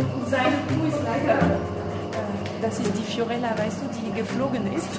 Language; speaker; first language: German; non-native, fluent; French